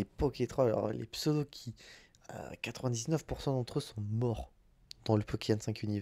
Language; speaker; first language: French; native; French